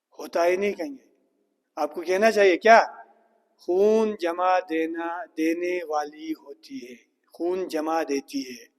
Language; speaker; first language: Urdu; non-native, local second language; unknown